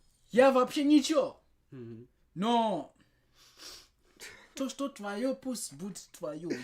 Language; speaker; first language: Russian; non-native, fluent; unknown